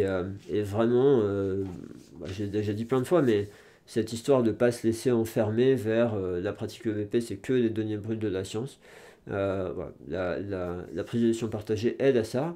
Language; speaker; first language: French; native; French